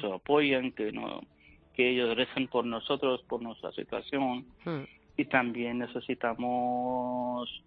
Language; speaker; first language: Spanish; non-native, learner; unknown